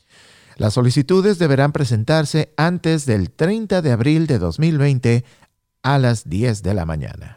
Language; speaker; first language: Spanish; native; Spanish